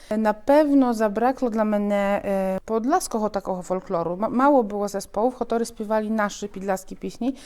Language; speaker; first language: Polish; non-native, local second language; Ukrainian